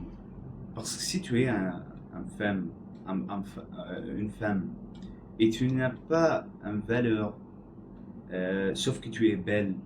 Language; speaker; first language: French; non-native, learner; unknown